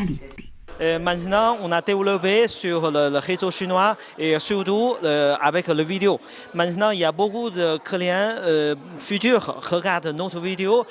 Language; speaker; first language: French; non-native, learner; Chinese